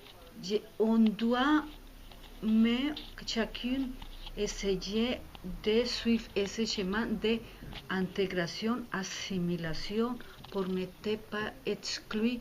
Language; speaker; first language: French; non-native, fluent; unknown